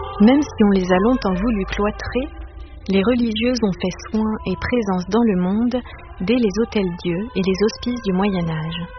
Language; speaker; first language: French; native; French